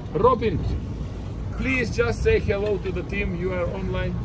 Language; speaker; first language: English; non-native, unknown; Macedonian